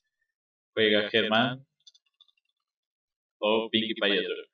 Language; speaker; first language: Spanish; native; Spanish